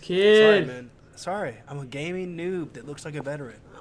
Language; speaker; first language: English; native; English